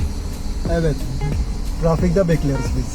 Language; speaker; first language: Turkish; non-native, learner; Bangla